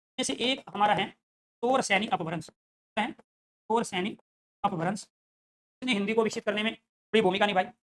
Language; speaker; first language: Hindi; native; Hindi